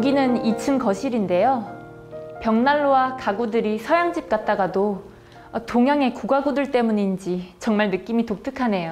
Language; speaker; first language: Korean; native; Korean